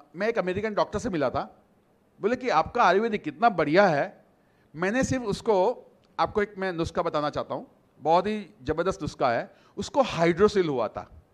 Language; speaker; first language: Hindi; non-native, local second language; Gujarati